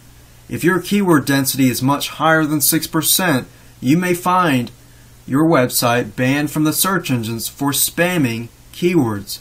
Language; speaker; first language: English; native; English